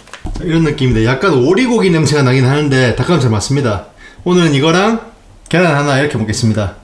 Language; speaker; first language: Korean; native; Korean